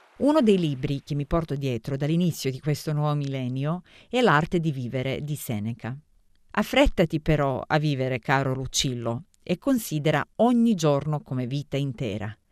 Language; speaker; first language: Italian; non-native, fluent; Serbian